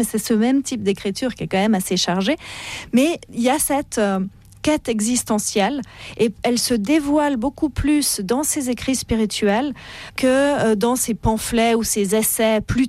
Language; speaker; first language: French; native; French